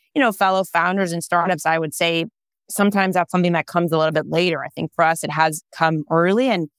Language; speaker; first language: English; non-native, fluent; Hebrew